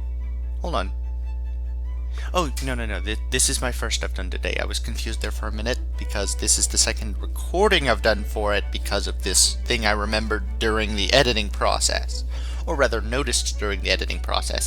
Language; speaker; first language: English; native; English